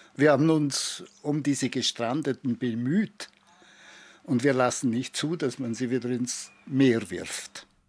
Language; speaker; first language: German; native; German